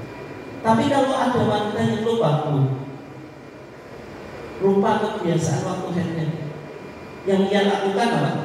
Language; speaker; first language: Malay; non-native, local second language; Javanese